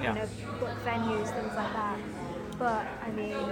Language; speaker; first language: English; native; English